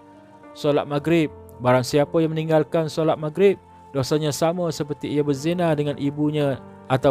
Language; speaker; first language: Malay; native; Malay